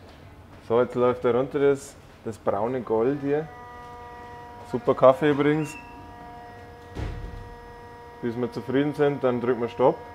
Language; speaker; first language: German; native; German